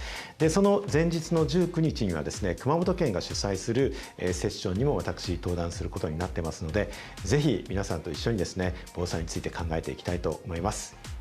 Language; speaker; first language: Japanese; native; Japanese